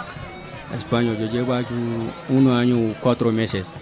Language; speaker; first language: Spanish; non-native, learner; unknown